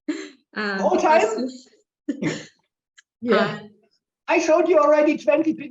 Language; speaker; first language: English; non-native, fluent; German